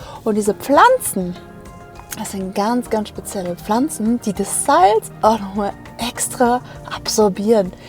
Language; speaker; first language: German; native; German